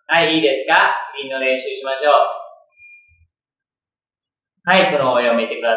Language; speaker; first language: Japanese; non-native, fluent; Vietnamese